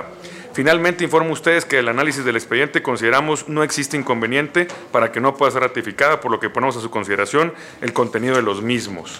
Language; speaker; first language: Spanish; native; Spanish